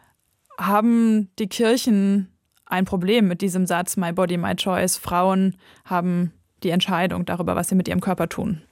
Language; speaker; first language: German; native; German